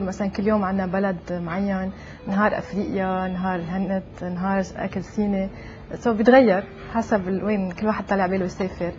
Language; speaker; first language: Arabic; native; Arabic